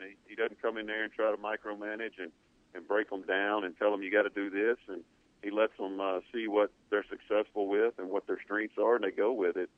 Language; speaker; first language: English; native; English